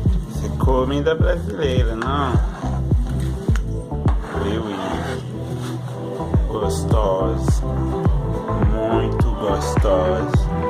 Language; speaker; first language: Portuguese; non-native, learner; Haitian Creole